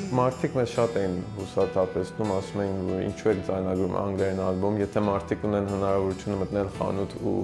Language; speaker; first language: Armenian; early bilingual, heritage; Armenian